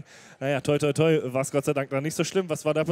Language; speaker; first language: German; native; German